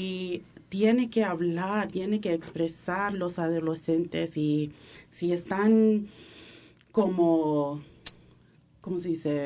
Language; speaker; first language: Spanish; early bilingual, heritage; English